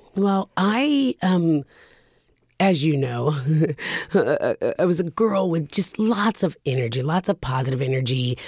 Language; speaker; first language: English; early bilingual, other home language; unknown